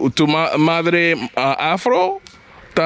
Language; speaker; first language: Spanish; non-native, learner; English